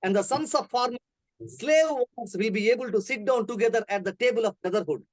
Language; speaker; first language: English; non-native, local second language; Telugu